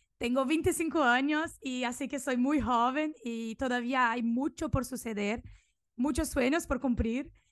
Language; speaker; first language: Spanish; non-native, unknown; Portuguese